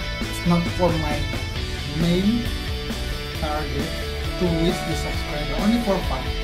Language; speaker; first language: English; non-native, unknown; Indonesian